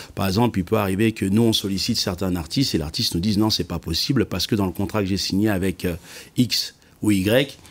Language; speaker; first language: French; native; French